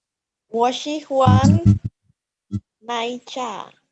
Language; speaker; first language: Chinese; non-native, learner; Indonesian